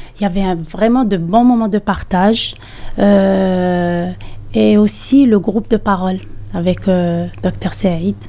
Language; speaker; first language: French; non-native, local second language; Arabic